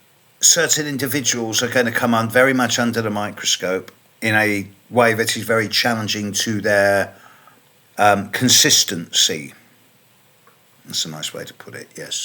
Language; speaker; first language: English; native; English